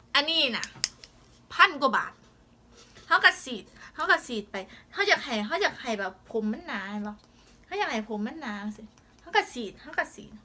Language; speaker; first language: Thai; native; Thai